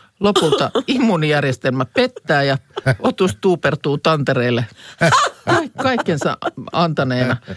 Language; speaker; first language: Finnish; native; Finnish